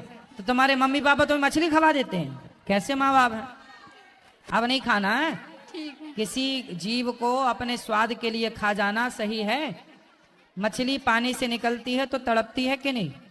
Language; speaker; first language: Hindi; native; Hindi